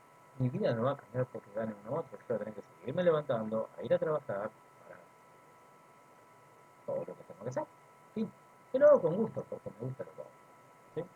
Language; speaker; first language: Spanish; native; Spanish